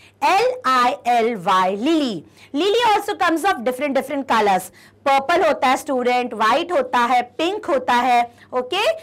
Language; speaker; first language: Hindi; native; Hindi